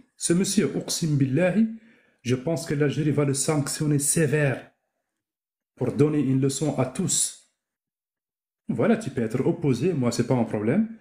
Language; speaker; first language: French; non-native, local second language; Arabic